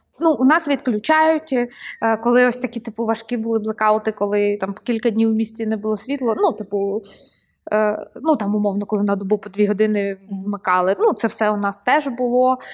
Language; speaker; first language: Ukrainian; non-native, local second language; Russian